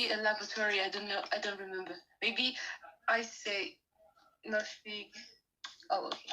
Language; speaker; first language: English; non-native, learner; French